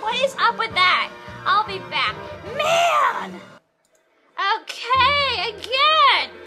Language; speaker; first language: English; native; English